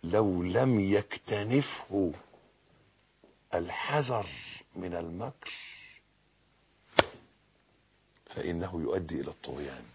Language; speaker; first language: Arabic; native; Arabic